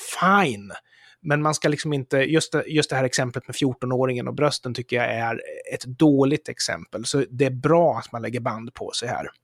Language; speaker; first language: Swedish; native; Swedish